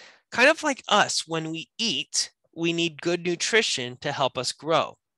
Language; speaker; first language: English; native; English